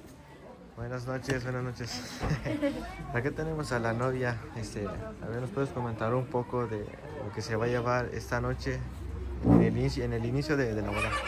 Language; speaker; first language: Spanish; native; Spanish